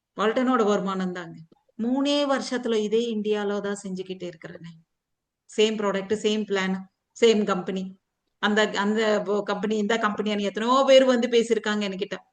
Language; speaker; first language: Tamil; non-native, fluent; Telugu